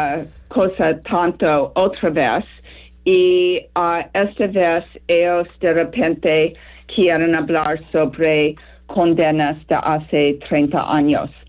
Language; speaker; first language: Spanish; non-native, fluent; English